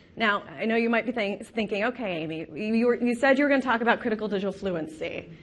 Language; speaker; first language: English; native; English